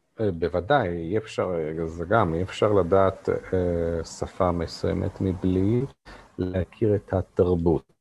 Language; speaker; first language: Hebrew; non-native, fluent; Russian